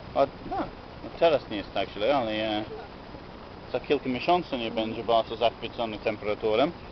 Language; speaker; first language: Polish; non-native, learner; English